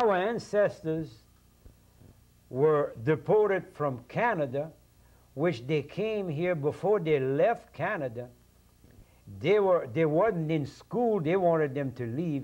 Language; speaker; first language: English; non-native, local second language; French